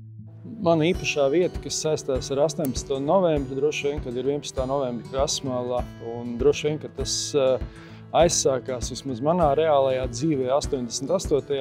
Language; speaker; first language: Latvian; native; Latvian